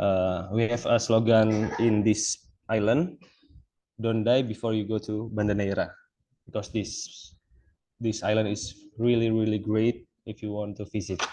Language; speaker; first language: English; non-native, local second language; Indonesian